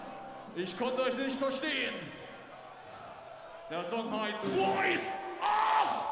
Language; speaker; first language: German; native; German